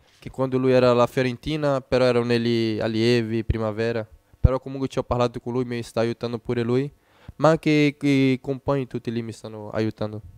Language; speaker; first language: Italian; non-native, fluent; Portuguese